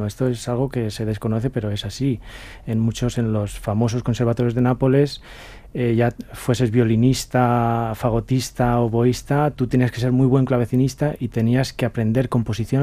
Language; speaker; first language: Spanish; native; Spanish